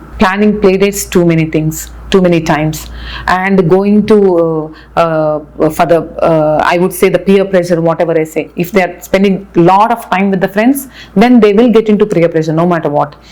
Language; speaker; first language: English; non-native, local second language; Telugu